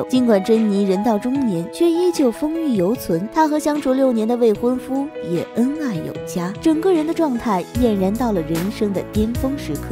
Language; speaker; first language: Chinese; native; Chinese